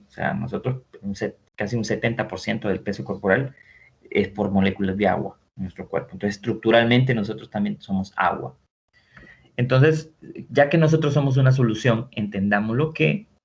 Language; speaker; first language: Spanish; native; Spanish